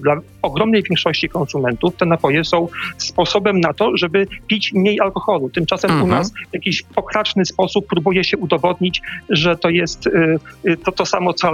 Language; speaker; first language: Polish; native; Polish